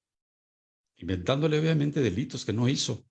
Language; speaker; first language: Spanish; native; Spanish